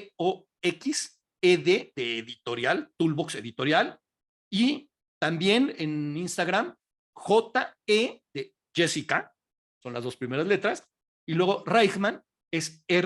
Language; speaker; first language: Spanish; native; Spanish